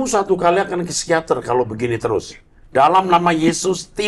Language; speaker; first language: Indonesian; native; Indonesian